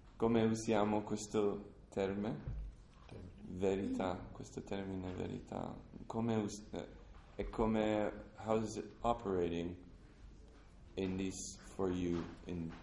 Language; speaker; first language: Italian; non-native, learner; English